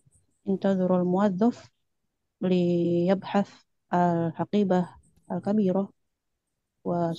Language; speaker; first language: Arabic; non-native, learner; Indonesian